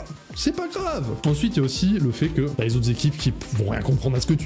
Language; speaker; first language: French; native; French